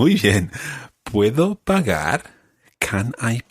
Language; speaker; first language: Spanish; non-native, fluent; English